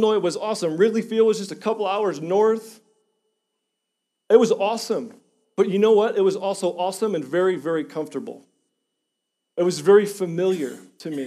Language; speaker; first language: English; native; English